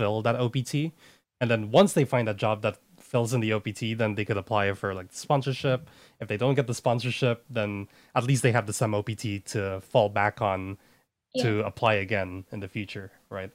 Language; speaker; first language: English; non-native, local second language; Filipino